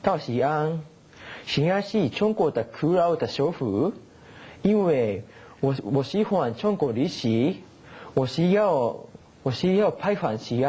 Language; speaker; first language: Chinese; non-native, learner; Japanese